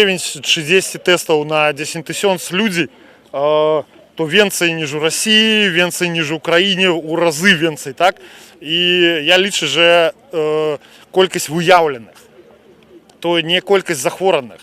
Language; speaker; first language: Polish; non-native, learner; Russian